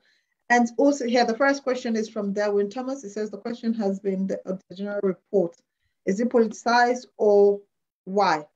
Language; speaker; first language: English; non-native, local second language; Krio